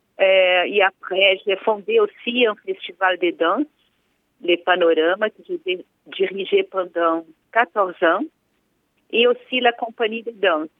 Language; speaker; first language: French; non-native, fluent; Portuguese